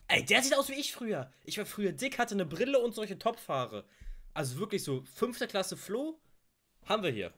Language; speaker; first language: German; native; German